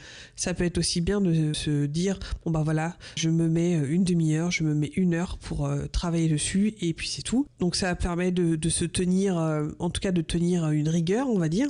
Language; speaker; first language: French; native; French